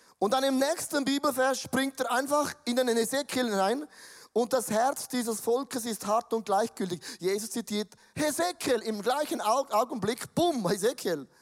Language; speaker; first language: German; native; German